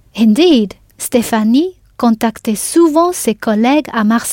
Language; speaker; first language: French; non-native, fluent; English